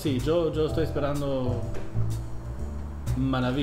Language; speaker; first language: Spanish; non-native, fluent; English